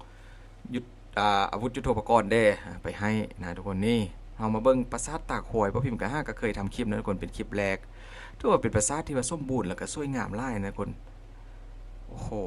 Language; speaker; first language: Thai; non-native, local second language; Northeastern Thai